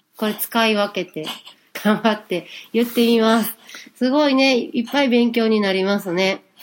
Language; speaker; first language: Japanese; native; Japanese